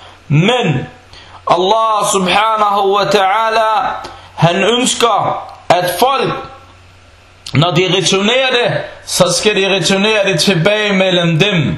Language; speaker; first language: Danish; non-native, fluent; Arabic